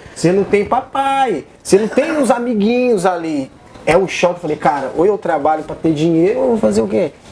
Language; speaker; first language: Portuguese; native; Portuguese